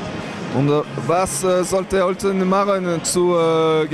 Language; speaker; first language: German; non-native, learner; French